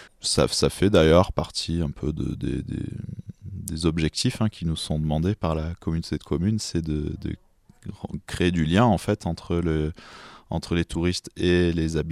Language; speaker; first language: French; native; French